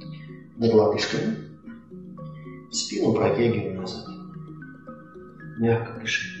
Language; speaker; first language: Russian; native; Russian